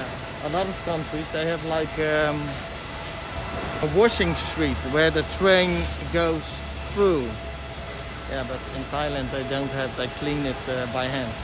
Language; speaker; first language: English; non-native, learner; Dutch